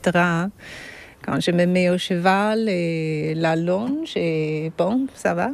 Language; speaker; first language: French; non-native, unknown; Swedish